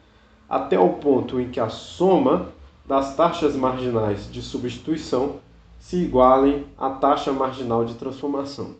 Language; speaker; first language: Portuguese; native; Portuguese